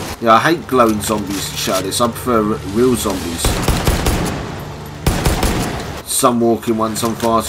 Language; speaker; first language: English; native; English